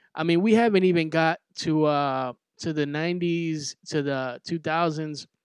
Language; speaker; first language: English; early bilingual, other home language; Spanish